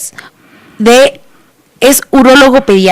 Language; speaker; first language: Spanish; native; Spanish